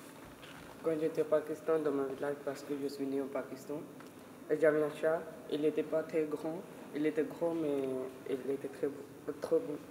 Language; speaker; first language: French; non-native, learner; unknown